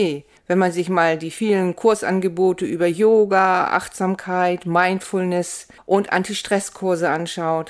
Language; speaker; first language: German; native; German